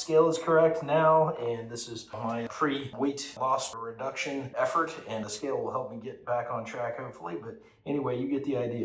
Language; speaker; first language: English; native; English